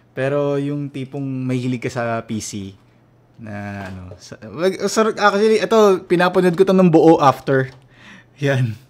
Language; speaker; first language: Filipino; non-native, local second language; Cebuano